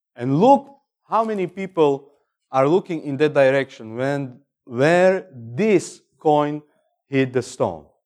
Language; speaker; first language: English; non-native, fluent; Slovak